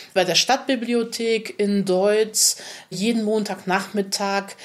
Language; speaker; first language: German; native; German